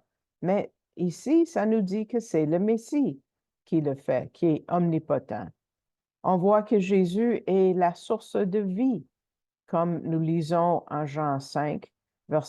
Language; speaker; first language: French; native; French